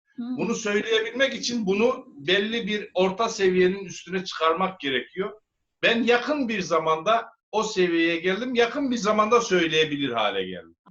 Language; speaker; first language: Turkish; native; Turkish